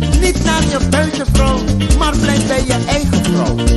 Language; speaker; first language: Dutch; non-native, local second language; Papiamento